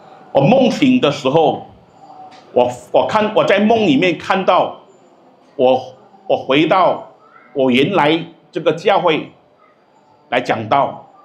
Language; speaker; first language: Chinese; native; Chinese